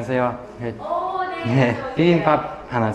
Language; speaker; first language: Korean; non-native, learner; English